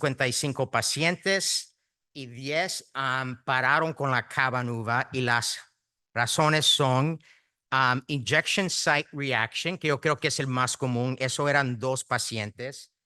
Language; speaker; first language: Spanish; early bilingual, heritage; Spanish